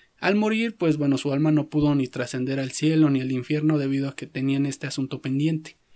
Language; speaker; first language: Spanish; native; Spanish